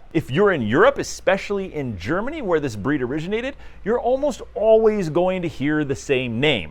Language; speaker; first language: English; native; English